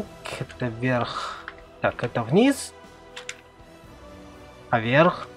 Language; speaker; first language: Russian; native; Russian